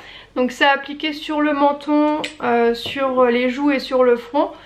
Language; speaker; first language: French; native; French